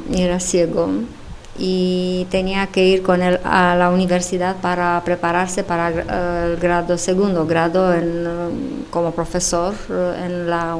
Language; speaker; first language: Spanish; non-native, fluent; Romanian